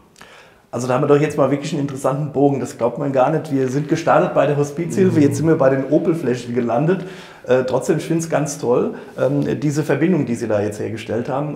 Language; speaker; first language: German; native; German